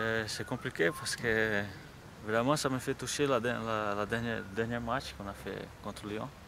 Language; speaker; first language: French; non-native, fluent; Portuguese